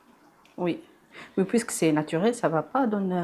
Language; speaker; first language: French; non-native, local second language; Arabic